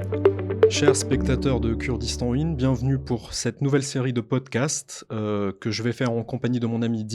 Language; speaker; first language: French; native; French